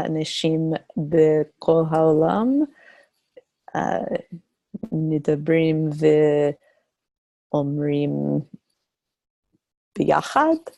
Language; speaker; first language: Hebrew; non-native, learner; English